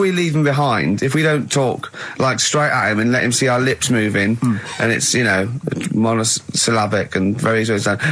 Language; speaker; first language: English; native; English